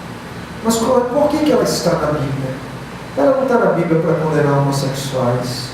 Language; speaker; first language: Portuguese; native; Portuguese